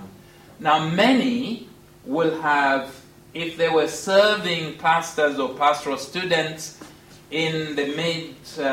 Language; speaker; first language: English; non-native, local second language; Bemba